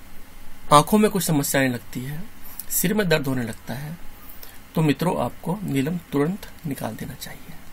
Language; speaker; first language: Hindi; native; Hindi